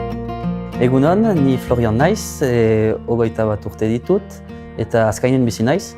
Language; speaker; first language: Basque; non-native, local second language; French